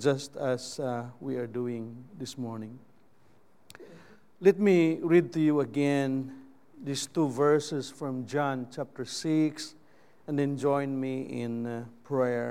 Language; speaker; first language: English; non-native, local second language; Cebuano